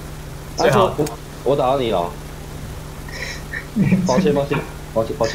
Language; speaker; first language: Chinese; native; Chinese